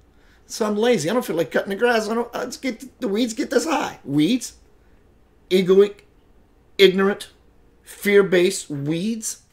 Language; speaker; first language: English; native; English